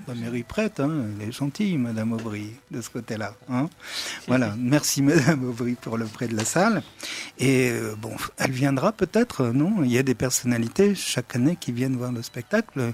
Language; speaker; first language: French; native; French